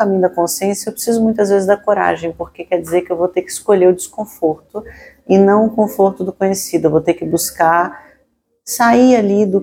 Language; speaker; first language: Portuguese; native; Portuguese